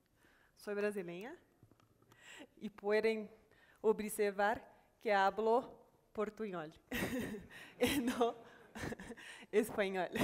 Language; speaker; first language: Spanish; non-native, fluent; Portuguese